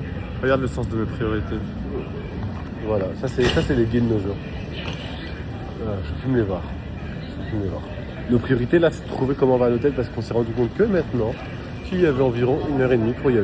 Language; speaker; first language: French; native; French